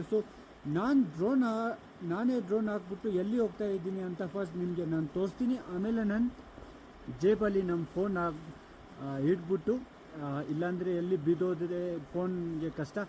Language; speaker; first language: Kannada; non-native, fluent; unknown